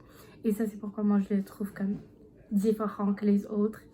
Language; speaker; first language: French; non-native, learner; English